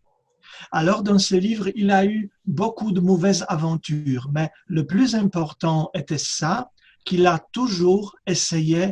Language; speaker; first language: French; non-native, fluent; Polish